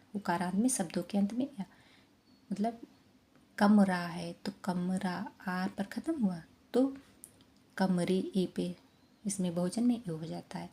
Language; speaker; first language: Hindi; native; Hindi